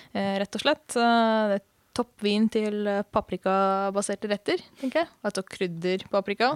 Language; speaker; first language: Norwegian; non-native, fluent; Hungarian